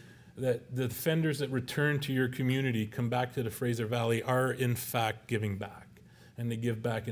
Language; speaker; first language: English; native; English